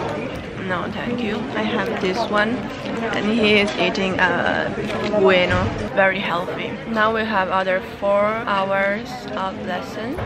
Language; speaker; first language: English; non-native, fluent; Chinese